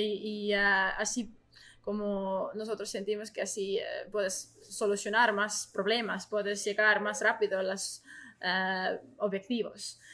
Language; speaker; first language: Spanish; non-native, learner; Estonian